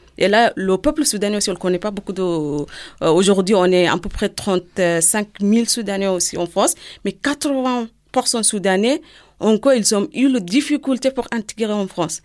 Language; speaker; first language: French; non-native, learner; Arabic